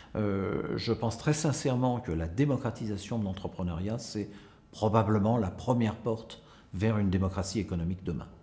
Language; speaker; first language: French; native; French